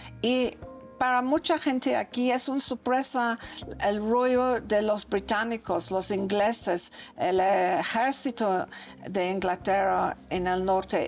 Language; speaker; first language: Spanish; non-native, learner; English